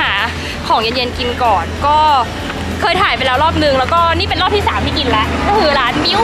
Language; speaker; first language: Thai; native; Thai